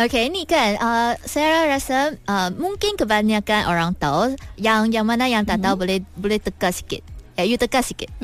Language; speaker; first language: Malay; non-native, local second language; Min Nan Chinese